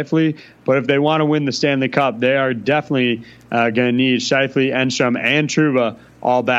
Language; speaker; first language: English; native; English